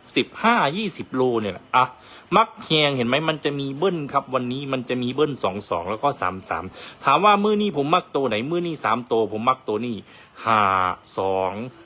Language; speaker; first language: Thai; native; Thai